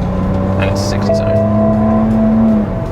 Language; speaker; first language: English; native; English